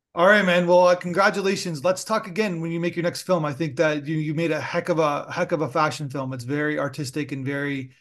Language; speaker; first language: English; early bilingual, other home language; Italian